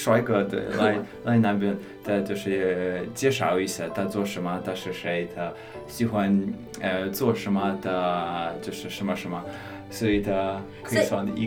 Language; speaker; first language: Chinese; non-native, learner; English